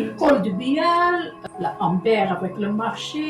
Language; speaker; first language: French; non-native, learner; Dutch